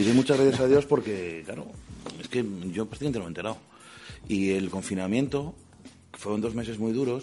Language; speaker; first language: Spanish; native; Spanish